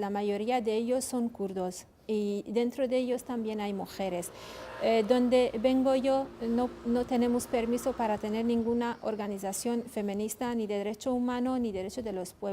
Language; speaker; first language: Spanish; non-native, fluent; Kurdish